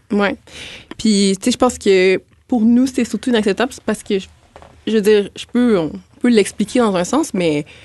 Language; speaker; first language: French; native; French